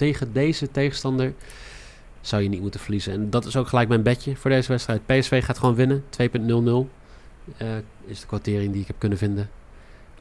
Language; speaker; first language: Dutch; native; Dutch